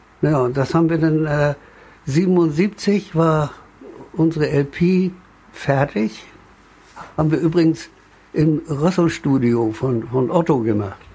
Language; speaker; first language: German; native; German